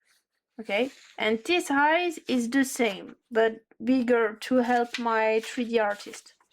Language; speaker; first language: English; non-native, learner; French